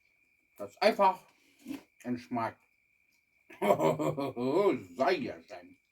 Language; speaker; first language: German; non-native, learner; Plautdietsch